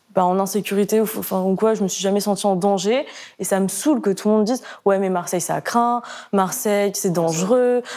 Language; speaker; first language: French; native; French